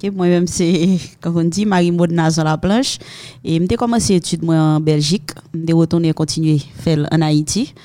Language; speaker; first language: French; non-native, local second language; Haitian Creole